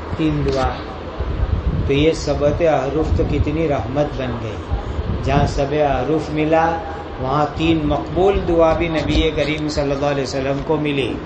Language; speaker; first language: Urdu; non-native, local second language; Gujarati